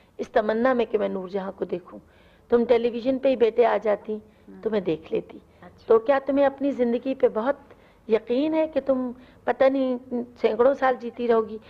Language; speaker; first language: Urdu; non-native, local second language; Punjabi